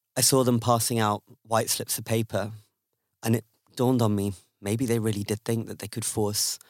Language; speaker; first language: English; native; English